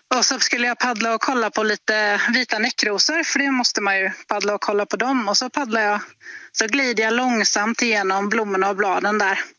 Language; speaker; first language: Swedish; native; Swedish